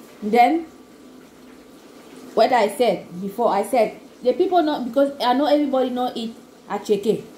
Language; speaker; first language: English; non-native, learner; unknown